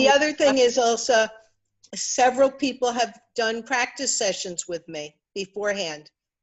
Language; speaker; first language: English; native; English